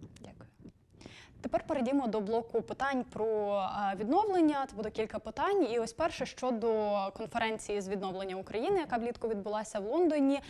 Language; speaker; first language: Ukrainian; native; Ukrainian